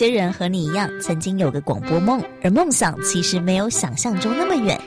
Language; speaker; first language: Chinese; native; Chinese